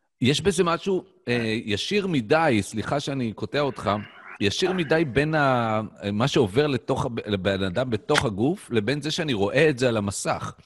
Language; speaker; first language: Hebrew; native; Hebrew